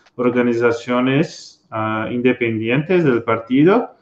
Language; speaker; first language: Spanish; non-native, learner; Portuguese